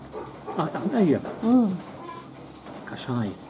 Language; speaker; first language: German; native; German